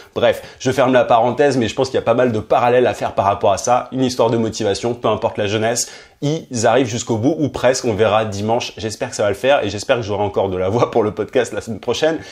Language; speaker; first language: French; native; French